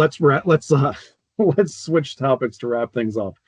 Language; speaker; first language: English; native; English